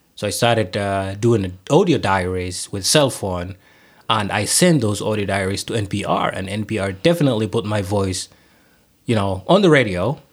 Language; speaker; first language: English; non-native, fluent; Somali